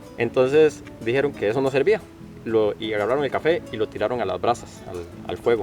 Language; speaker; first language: Spanish; native; Spanish